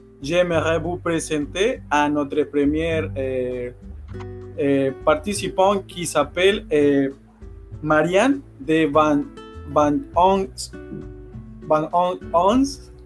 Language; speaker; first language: French; non-native, learner; Spanish